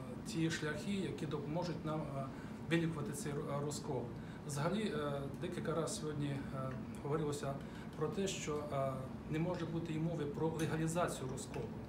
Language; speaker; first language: Ukrainian; native; Ukrainian